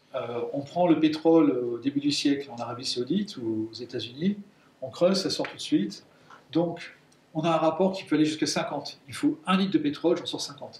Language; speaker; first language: French; native; French